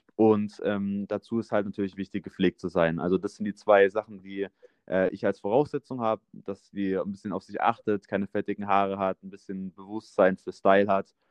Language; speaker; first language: German; native; German